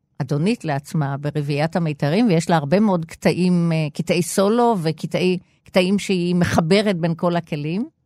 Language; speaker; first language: Hebrew; native; Hebrew